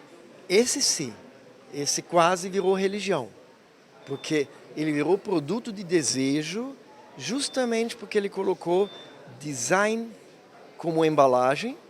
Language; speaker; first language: Portuguese; non-native, fluent; German